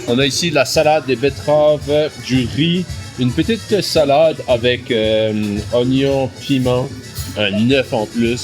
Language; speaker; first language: French; native; French